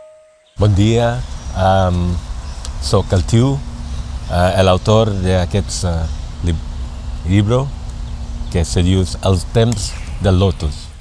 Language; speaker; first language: Catalan; non-native, learner; Thai